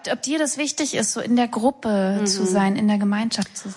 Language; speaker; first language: German; native; German